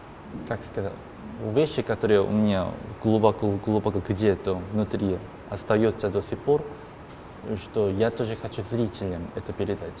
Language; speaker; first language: Russian; non-native, learner; Korean